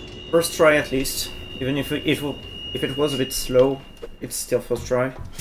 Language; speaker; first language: English; non-native, fluent; French